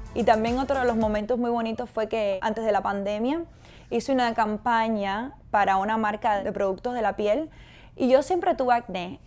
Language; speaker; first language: Spanish; native; Spanish